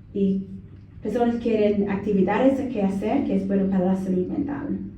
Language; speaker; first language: Spanish; non-native, learner; English